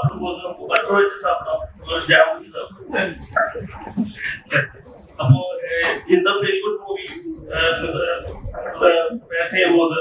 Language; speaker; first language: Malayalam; non-native, learner; Tamil